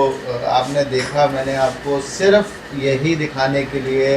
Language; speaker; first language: Hindi; native; Hindi